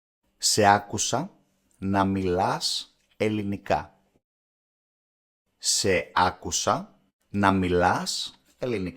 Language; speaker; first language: Greek; non-native, learner; English